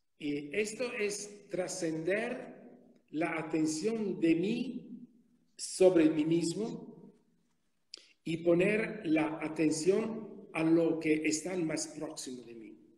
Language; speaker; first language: Spanish; non-native, fluent; Italian